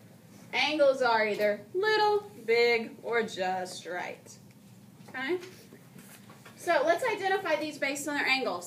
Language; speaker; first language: English; native; English